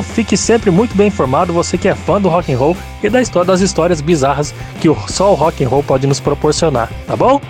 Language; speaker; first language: Portuguese; native; Portuguese